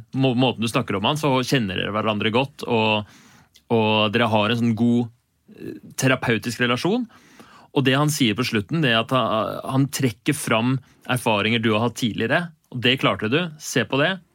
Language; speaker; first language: Norwegian; native; Norwegian